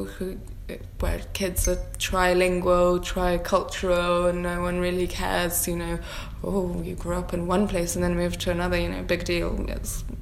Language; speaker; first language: English; native; English